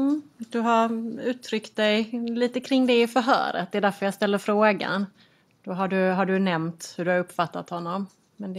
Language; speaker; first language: Swedish; native; Swedish